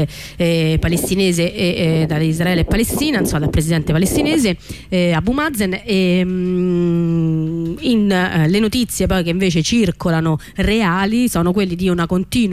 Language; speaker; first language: Italian; native; Italian